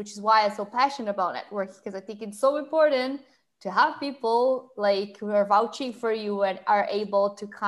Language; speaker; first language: English; non-native, fluent; Portuguese